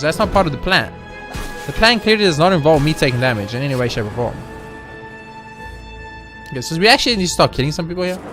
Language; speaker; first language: English; native; English